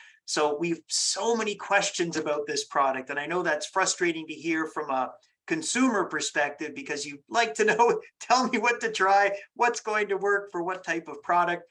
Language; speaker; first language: English; native; English